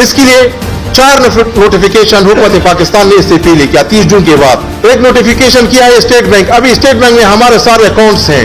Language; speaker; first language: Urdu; non-native, fluent; Pashto